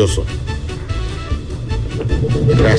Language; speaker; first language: Spanish; native; Spanish